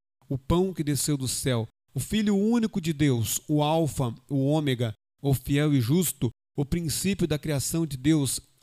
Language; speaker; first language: Portuguese; native; Portuguese